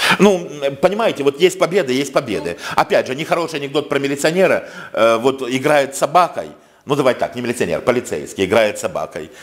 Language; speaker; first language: Russian; native; Russian